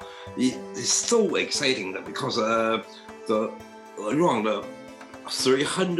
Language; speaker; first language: English; non-native, learner; Chinese